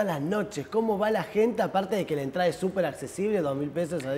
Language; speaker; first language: Spanish; native; Spanish